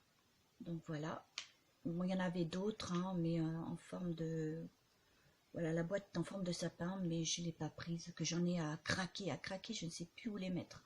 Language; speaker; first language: French; native; French